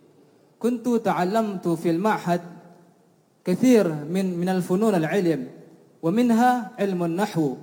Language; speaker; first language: Arabic; non-native, learner; Indonesian